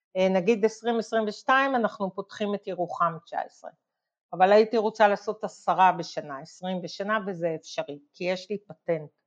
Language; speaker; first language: Hebrew; native; Hebrew